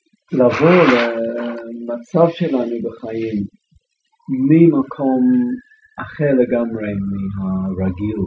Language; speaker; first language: Hebrew; non-native, fluent; English